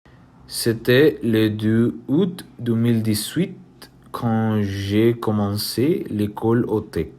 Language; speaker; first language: French; non-native, learner; Spanish